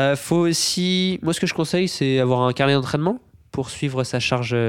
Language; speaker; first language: French; native; French